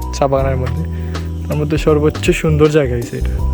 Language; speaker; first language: Bangla; non-native, local second language; Sylheti